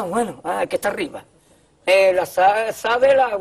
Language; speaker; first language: Spanish; native; Spanish